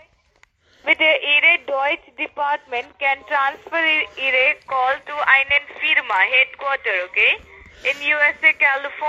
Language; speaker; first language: German; non-native, learner; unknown